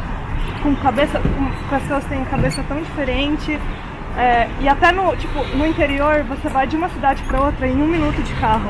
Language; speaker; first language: Portuguese; early bilingual, heritage; Portuguese